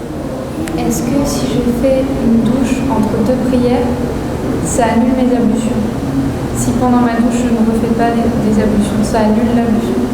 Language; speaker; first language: French; native; French